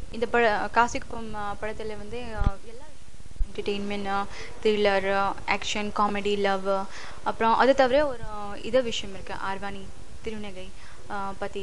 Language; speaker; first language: Tamil; non-native, fluent; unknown